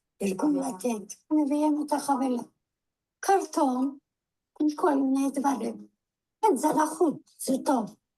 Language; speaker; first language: Hebrew; non-native, fluent; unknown